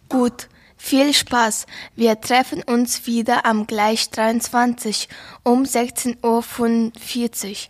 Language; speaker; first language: German; non-native, learner; Ukrainian